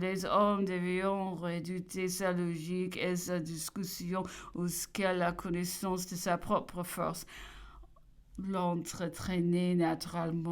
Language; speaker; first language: French; non-native, learner; English